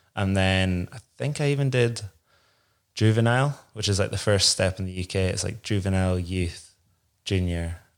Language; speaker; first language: English; native; English